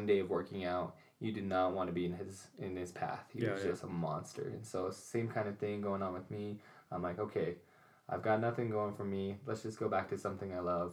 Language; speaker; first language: English; native; English